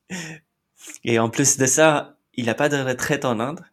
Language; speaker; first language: French; non-native, fluent; Marathi